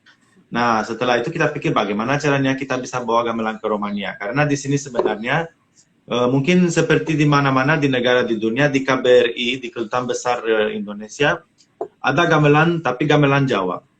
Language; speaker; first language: Indonesian; non-native, fluent; Romanian